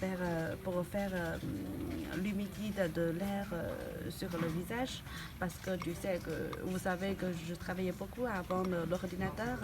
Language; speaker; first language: French; non-native, learner; Chinese